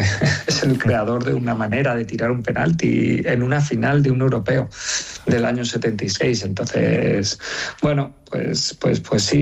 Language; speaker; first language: Spanish; native; Spanish